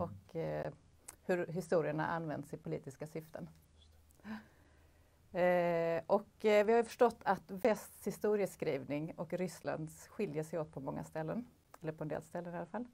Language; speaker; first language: Swedish; native; Swedish